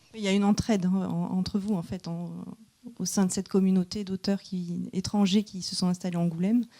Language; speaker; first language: French; native; French